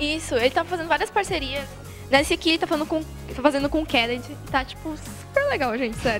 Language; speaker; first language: Portuguese; native; Portuguese